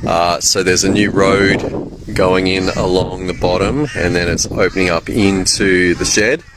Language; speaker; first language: English; native; English